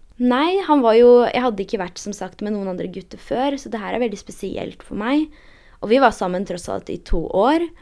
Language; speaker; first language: Norwegian; early bilingual, other home language; Polish